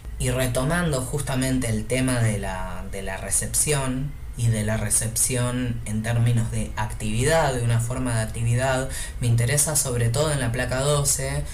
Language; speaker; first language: Spanish; native; Spanish